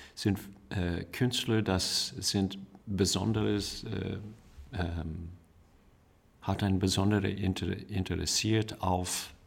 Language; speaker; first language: German; non-native, learner; English